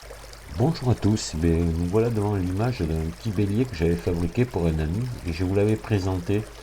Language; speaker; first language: French; native; French